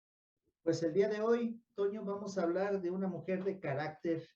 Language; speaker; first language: Spanish; native; Spanish